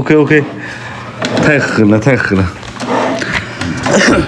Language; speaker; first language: Chinese; native; Chinese